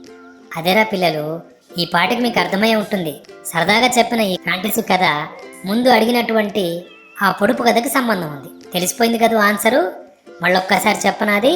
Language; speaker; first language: Telugu; native; Telugu